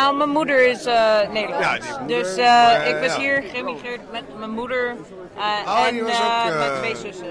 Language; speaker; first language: Dutch; non-native, fluent; English